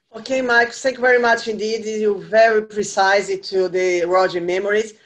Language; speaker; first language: English; non-native, fluent; Portuguese